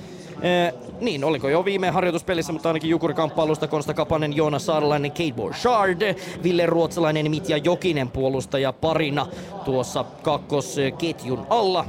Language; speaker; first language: Finnish; native; Finnish